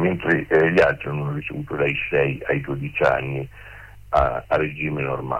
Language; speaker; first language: Italian; native; Italian